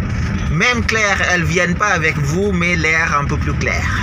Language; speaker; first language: French; non-native, fluent; Indonesian